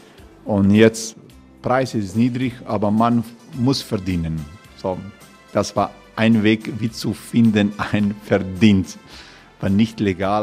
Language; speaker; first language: German; non-native, learner; Croatian